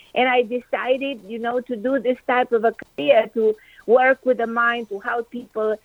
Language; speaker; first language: English; non-native, fluent; Romanian